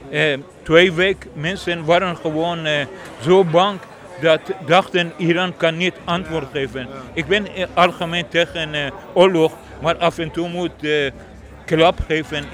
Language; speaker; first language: Dutch; non-native, learner; Persian